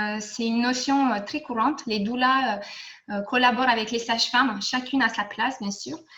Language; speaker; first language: French; non-native, fluent; Romanian